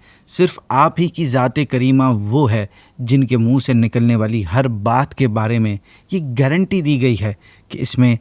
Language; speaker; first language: Urdu; native; Urdu